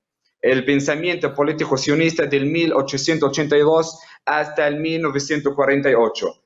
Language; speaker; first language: Spanish; non-native, fluent; Arabic